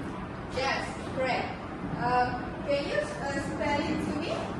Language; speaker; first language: English; non-native, learner; Malay